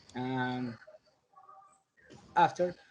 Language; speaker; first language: English; non-native, learner; Spanish